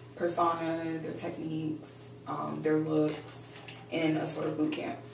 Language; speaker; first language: English; native; English